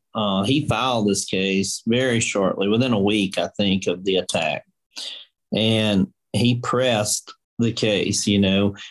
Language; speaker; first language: English; native; English